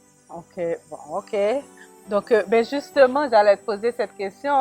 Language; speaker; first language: French; native; French